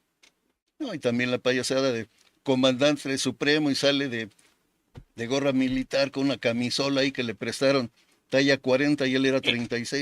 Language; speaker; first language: Spanish; native; Spanish